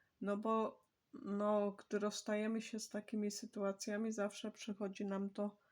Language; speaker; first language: Polish; native; Polish